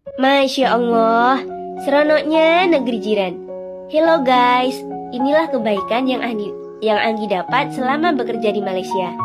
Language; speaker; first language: Indonesian; native; Indonesian